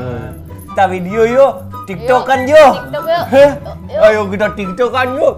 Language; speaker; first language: Indonesian; non-native, fluent; Urdu